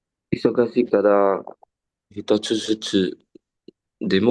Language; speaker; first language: Japanese; non-native, learner; Indonesian